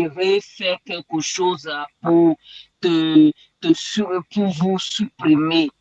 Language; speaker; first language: French; non-native, learner; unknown